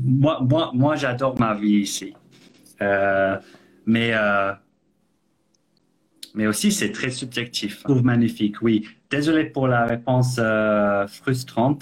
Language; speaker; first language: French; non-native, fluent; English